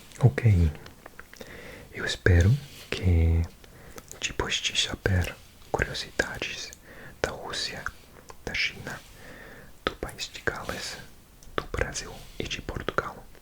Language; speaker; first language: Portuguese; non-native, learner; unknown